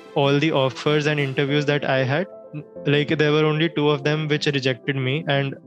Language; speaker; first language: English; non-native, local second language; Hindi